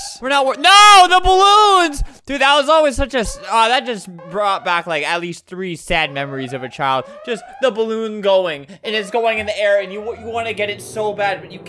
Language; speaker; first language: English; native; English